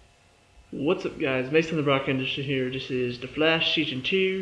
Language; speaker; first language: English; native; English